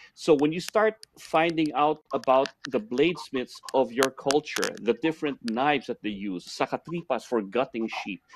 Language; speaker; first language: English; native; English